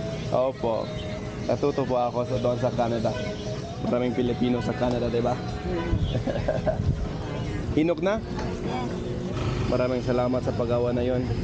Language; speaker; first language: Filipino; non-native, learner; English